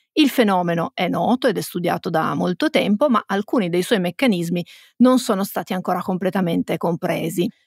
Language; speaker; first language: Italian; native; Italian